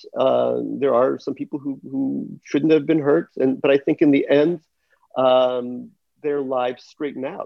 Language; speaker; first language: English; early bilingual, other home language; Russian